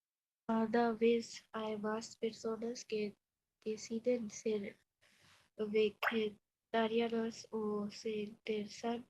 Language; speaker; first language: Spanish; non-native, learner; Bangla